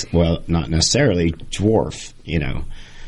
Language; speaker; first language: English; native; English